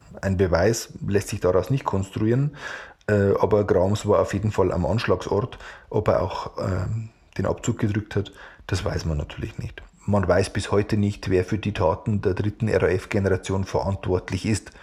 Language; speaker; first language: German; native; German